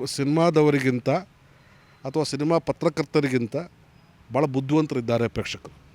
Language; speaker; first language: Kannada; native; Kannada